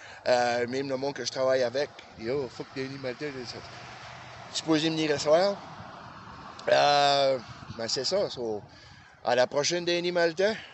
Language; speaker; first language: French; native; French